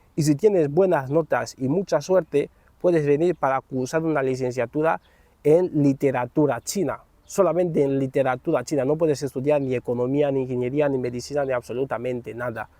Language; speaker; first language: Spanish; native; Spanish